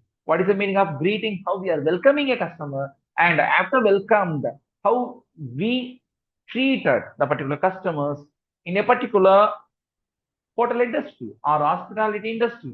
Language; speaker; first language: English; non-native, local second language; Tamil